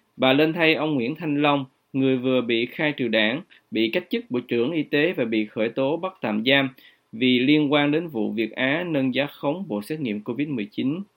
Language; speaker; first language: Vietnamese; native; Vietnamese